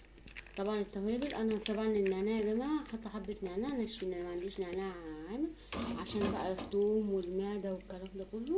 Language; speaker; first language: Arabic; native; Arabic